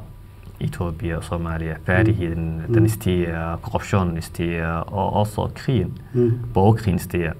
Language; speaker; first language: Danish; non-native, fluent; Somali